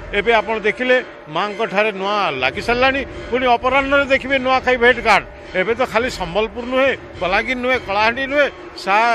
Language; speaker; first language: Odia; native; Odia